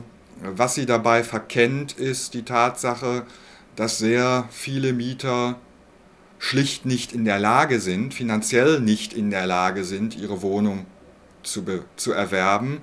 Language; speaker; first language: German; native; German